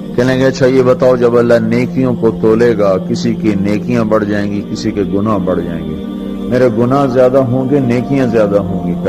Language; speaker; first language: Urdu; non-native, local second language; Punjabi